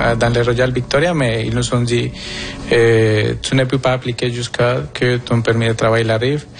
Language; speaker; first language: French; non-native, fluent; Spanish